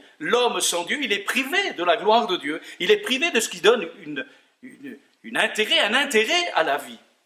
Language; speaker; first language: French; native; French